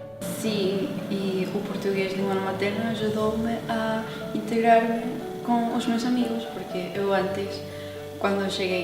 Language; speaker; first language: Portuguese; non-native, learner; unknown